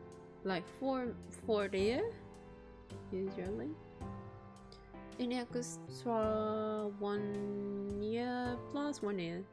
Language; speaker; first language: English; non-native, learner; Japanese